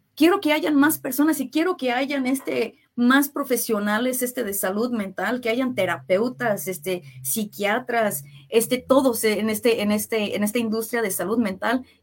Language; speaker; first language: Spanish; early bilingual, heritage; Spanish